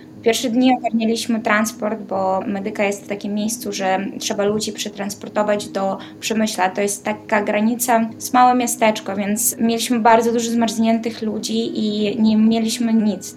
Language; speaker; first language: Polish; non-native, fluent; Ukrainian